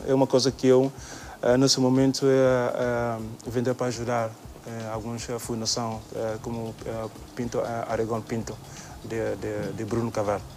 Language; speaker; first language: Portuguese; non-native, learner; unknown